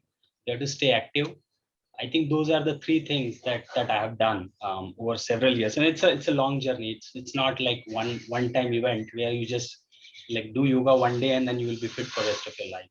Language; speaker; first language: English; non-native, local second language; Hindi